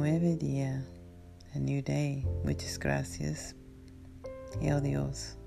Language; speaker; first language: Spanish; non-native, learner; English